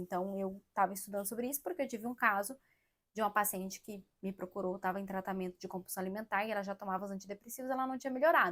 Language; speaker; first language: Portuguese; native; Portuguese